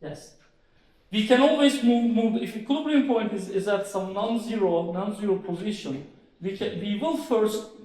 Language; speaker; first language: English; non-native, fluent; Turkish